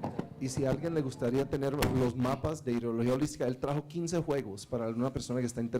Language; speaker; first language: Spanish; native; Spanish